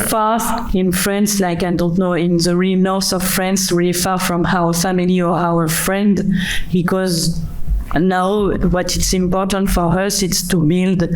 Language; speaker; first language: English; non-native, fluent; French